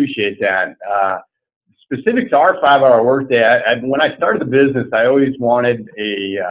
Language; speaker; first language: English; native; English